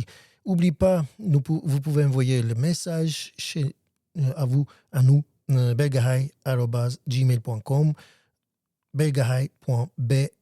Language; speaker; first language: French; non-native, learner; Armenian